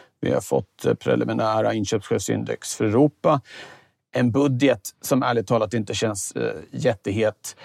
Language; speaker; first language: Swedish; native; Swedish